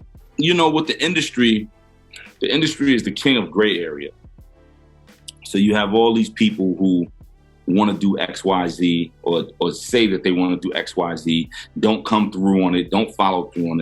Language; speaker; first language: English; native; English